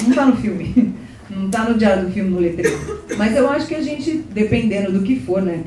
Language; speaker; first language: Portuguese; native; Portuguese